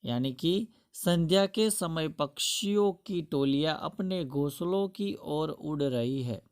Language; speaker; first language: Hindi; non-native, local second language; Gujarati